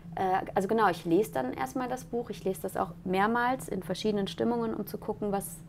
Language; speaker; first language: German; native; German